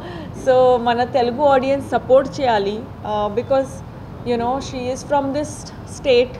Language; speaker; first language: Telugu; non-native, fluent; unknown